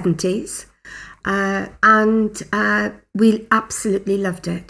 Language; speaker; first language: English; native; English